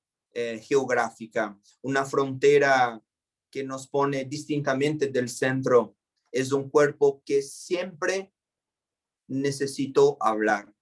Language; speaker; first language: Spanish; non-native, fluent; Portuguese